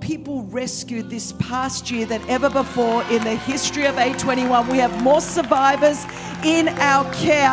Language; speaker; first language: English; native; English